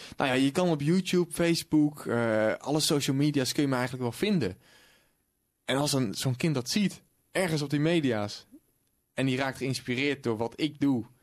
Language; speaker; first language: Dutch; native; Dutch